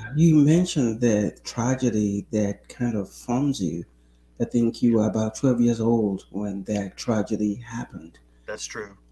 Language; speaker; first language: English; non-native, local second language; Yoruba